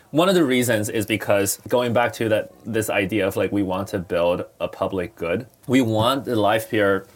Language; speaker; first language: English; non-native, fluent; Chinese